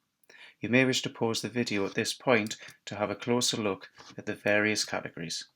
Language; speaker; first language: English; native; English